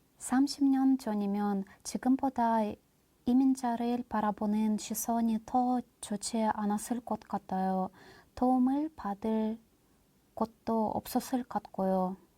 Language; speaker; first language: Korean; non-native, learner; Russian